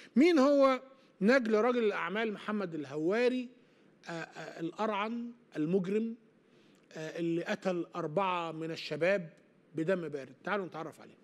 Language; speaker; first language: Arabic; native; Arabic